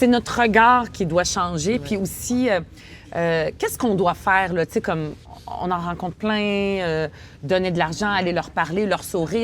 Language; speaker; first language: French; native; French